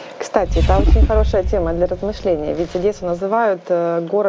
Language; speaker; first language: Russian; native; Russian